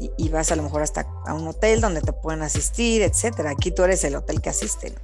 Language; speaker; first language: Spanish; native; Spanish